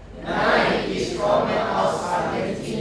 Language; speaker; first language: German; non-native, learner; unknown